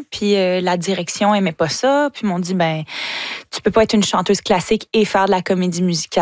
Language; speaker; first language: French; native; French